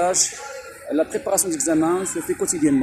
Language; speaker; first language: French; non-native, local second language; Arabic